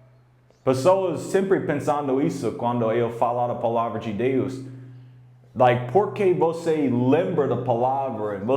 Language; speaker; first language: Portuguese; non-native, learner; English